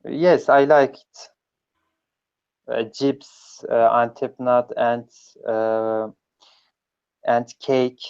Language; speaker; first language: English; non-native, learner; Turkish